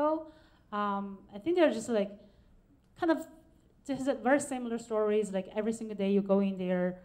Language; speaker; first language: English; non-native, fluent; Chinese